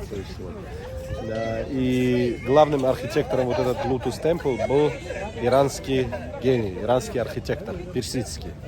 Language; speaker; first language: Russian; non-native, fluent; Tajik